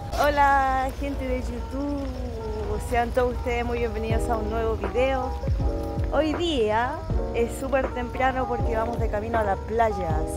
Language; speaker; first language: Spanish; native; Spanish